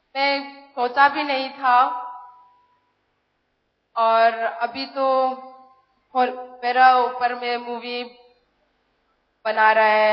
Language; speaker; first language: Hindi; non-native, local second language; Manipuri